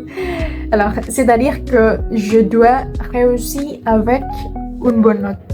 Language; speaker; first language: French; non-native, learner; Indonesian